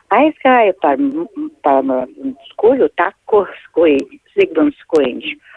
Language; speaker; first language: Latvian; native; Latvian